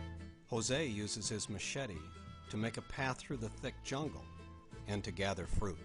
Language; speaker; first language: English; native; English